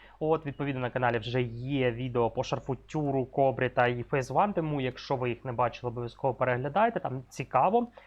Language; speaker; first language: Ukrainian; non-native, local second language; Russian